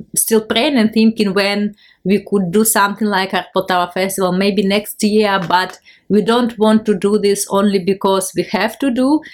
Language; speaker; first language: English; non-native, fluent; Ukrainian